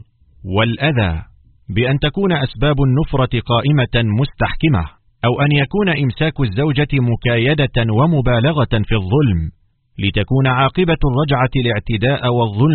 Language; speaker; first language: Arabic; native; Arabic